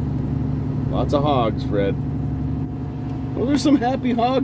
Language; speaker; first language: English; native; English